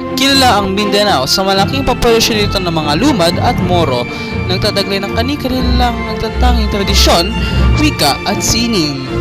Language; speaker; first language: Filipino; native; Filipino